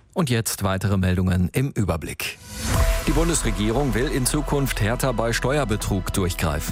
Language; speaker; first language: German; native; German